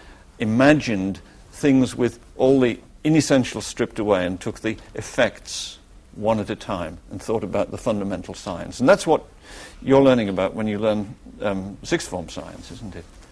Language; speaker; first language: English; native; English